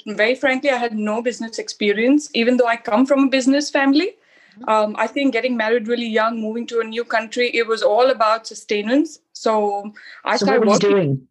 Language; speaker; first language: English; non-native, local second language; Hindi